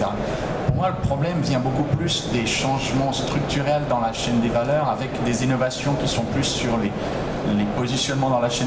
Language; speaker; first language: French; native; French